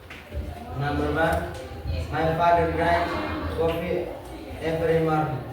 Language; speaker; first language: English; non-native, learner; Indonesian